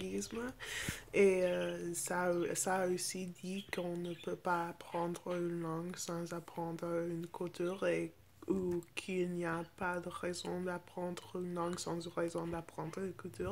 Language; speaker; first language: French; non-native, fluent; English